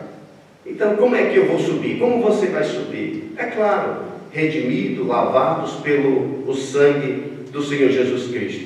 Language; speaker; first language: Portuguese; native; Portuguese